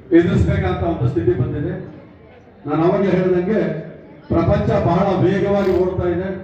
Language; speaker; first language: Kannada; native; Kannada